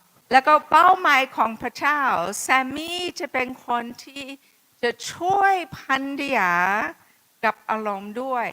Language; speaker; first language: Thai; non-native, fluent; English